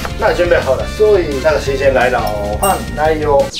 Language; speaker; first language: Chinese; non-native, learner; Japanese